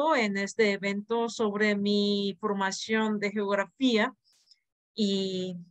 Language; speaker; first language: Spanish; non-native, fluent; Korean